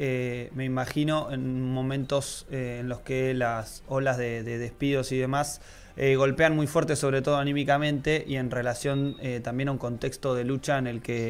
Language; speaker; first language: Spanish; native; Spanish